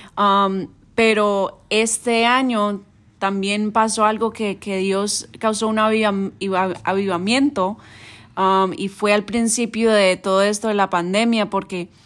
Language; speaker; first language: Spanish; early bilingual, heritage; Spanish